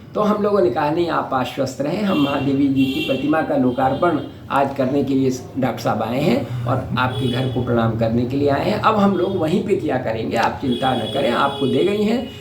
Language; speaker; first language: Hindi; native; Hindi